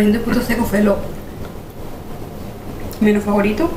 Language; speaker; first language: Spanish; native; Spanish